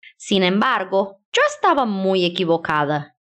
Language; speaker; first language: Spanish; non-native, fluent; Portuguese